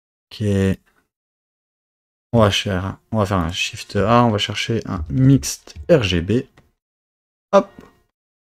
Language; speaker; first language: French; native; French